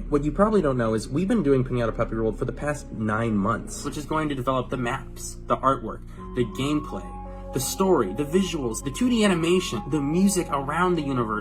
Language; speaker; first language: English; native; English